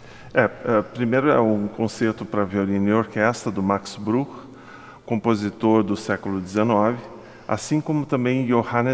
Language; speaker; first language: Portuguese; native; Portuguese